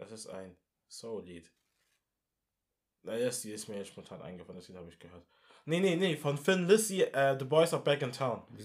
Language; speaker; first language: German; non-native, local second language; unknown